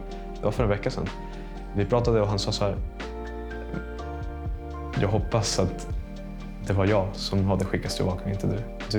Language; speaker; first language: Swedish; non-native, fluent; Spanish